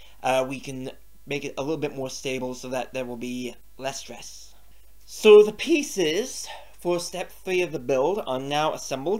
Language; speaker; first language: English; native; English